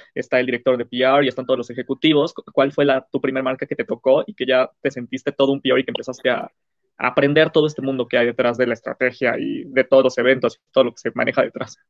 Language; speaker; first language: Spanish; native; Spanish